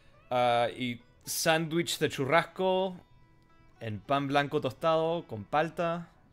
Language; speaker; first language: Spanish; native; Spanish